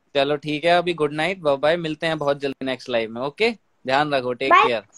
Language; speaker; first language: Hindi; native; Hindi